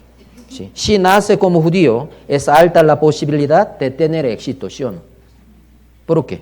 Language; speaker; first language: Spanish; non-native, learner; Korean